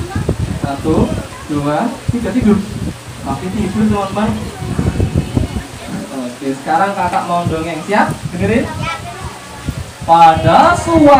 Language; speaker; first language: Indonesian; native; Indonesian